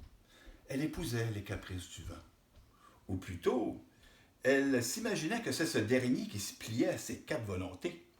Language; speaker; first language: French; native; French